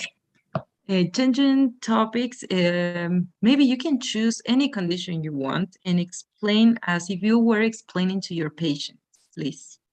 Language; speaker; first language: English; non-native, fluent; Spanish